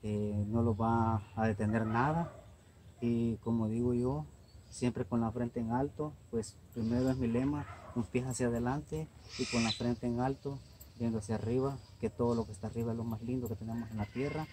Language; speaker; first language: Spanish; native; Spanish